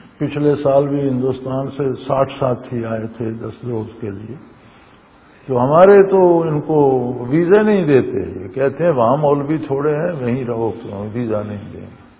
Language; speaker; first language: Urdu; non-native, local second language; Punjabi